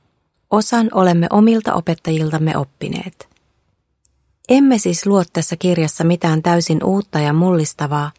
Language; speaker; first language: Finnish; native; Finnish